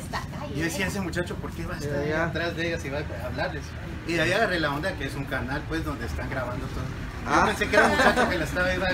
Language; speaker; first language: Spanish; early bilingual, heritage; Spanish